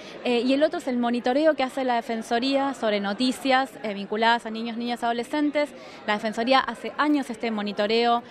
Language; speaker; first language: Spanish; native; Spanish